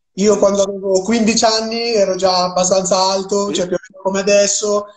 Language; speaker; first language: Italian; native; Italian